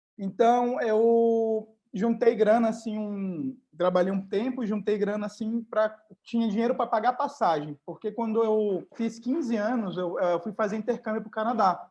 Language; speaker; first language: Portuguese; native; Portuguese